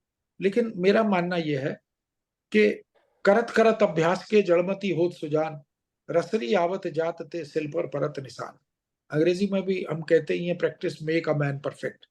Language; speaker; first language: Hindi; native; Hindi